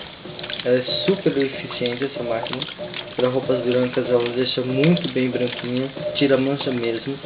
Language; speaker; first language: Portuguese; native; Portuguese